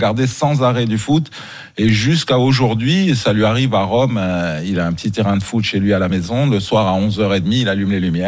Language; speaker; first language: French; non-native, local second language; Arabic